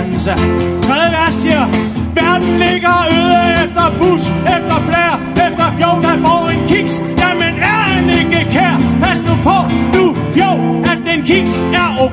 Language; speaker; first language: Danish; native; Danish